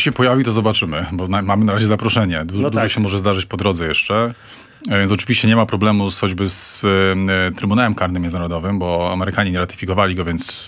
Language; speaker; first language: Polish; native; Polish